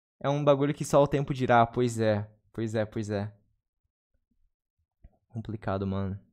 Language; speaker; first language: Portuguese; native; Portuguese